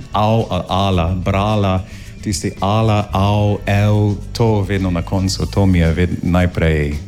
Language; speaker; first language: Slovenian; non-native, fluent; English